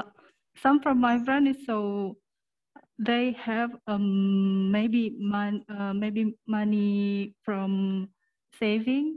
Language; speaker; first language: English; non-native, learner; Indonesian